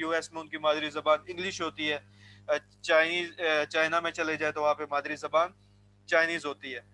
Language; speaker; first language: Urdu; non-native, local second language; Punjabi